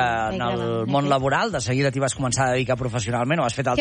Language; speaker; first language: Catalan; native; Catalan